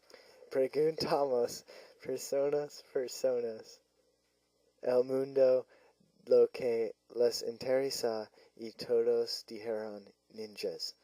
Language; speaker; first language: Spanish; non-native, learner; English